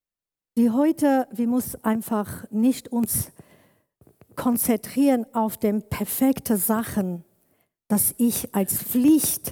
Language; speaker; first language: German; non-native, learner; Kurdish